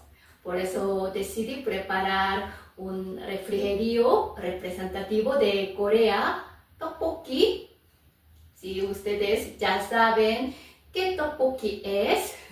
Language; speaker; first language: Spanish; non-native, fluent; Korean